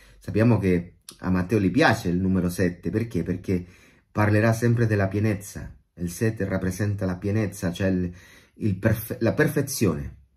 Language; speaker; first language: Italian; non-native, fluent; Spanish